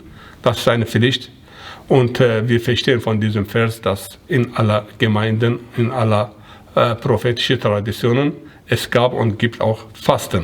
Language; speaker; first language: German; non-native, learner; Persian